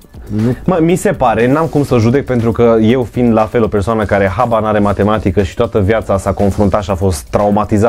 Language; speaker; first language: Romanian; native; Romanian